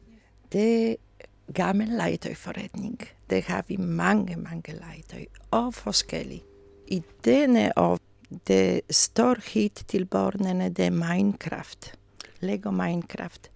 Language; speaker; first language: Danish; non-native, learner; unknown